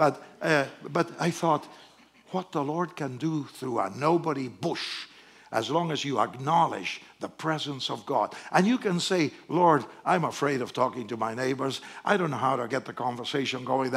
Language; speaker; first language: English; non-native, fluent; Spanish